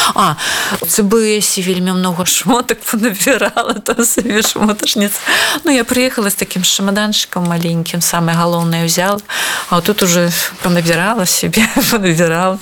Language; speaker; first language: Belarusian; non-native, local second language; Russian